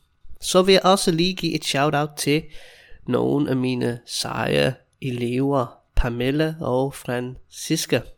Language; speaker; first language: Danish; non-native, fluent; English